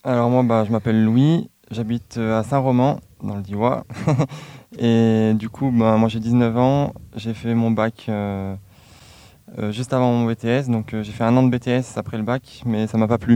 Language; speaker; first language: French; native; French